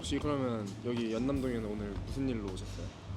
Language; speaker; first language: Korean; native; Korean